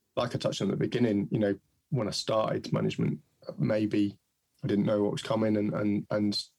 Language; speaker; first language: English; native; English